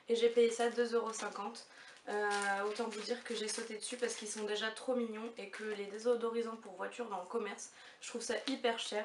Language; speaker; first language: French; native; French